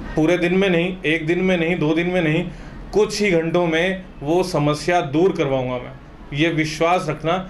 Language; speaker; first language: Hindi; native; Hindi